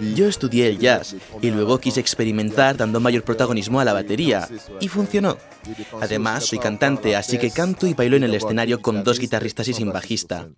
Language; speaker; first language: Spanish; non-native, fluent; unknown